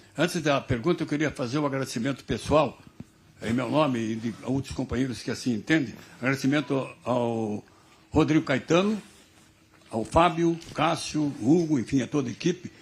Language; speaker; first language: Portuguese; native; Portuguese